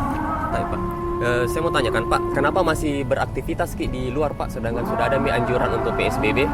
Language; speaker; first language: Indonesian; native; Indonesian